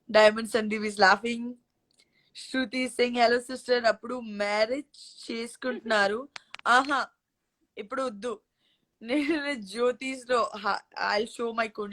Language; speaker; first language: Telugu; non-native, learner; Gujarati